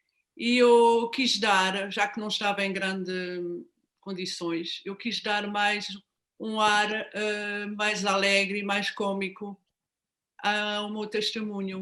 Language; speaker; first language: Portuguese; non-native, fluent; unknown